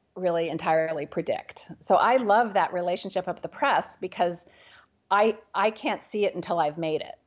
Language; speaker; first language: English; native; English